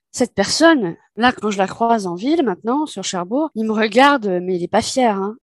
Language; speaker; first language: French; native; French